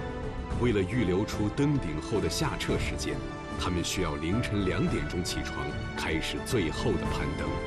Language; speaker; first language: Chinese; native; Chinese